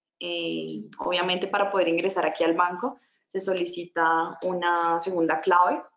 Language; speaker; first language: Spanish; native; Spanish